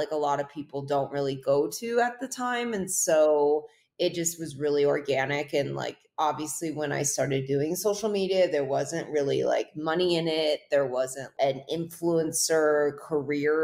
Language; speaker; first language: English; native; English